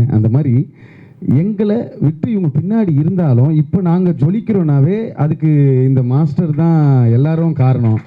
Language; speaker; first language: Tamil; native; Tamil